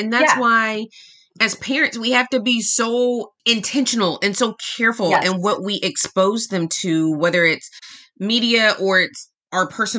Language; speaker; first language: English; native; English